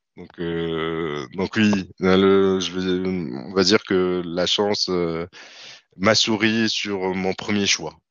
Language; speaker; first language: French; non-native, local second language; Arabic